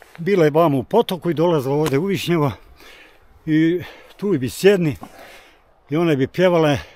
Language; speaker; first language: Croatian; native; Croatian